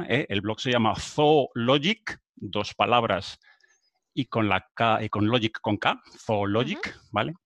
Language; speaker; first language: Spanish; native; Spanish